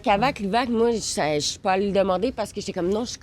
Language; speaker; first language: French; native; French